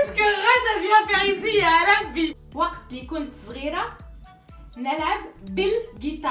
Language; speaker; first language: French; native; French